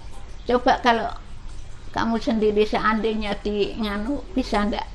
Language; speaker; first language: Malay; non-native, local second language; Javanese